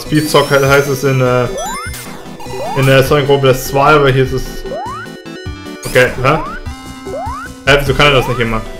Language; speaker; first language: German; native; German